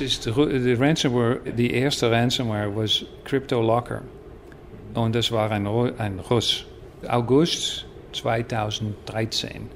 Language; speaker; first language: German; non-native, learner; Dutch